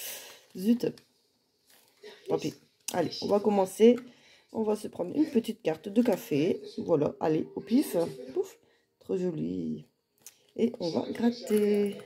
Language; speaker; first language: French; native; French